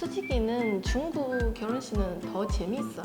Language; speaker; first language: Korean; non-native, fluent; Chinese